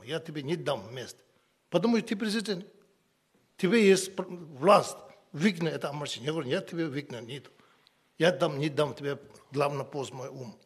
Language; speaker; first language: Russian; non-native, learner; Tibetan